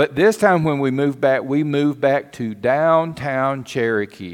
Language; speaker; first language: English; native; English